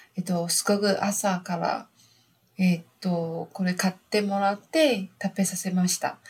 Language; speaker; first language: Japanese; non-native, learner; Chinese